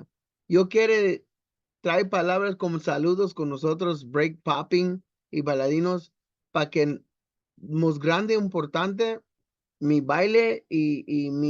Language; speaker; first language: Spanish; non-native, learner; English